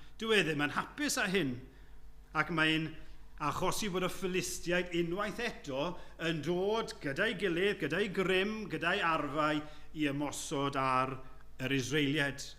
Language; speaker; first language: Welsh; native; Welsh